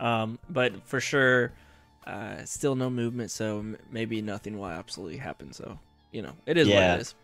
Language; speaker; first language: English; native; English